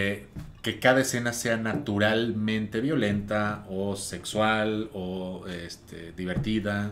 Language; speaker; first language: Spanish; native; Spanish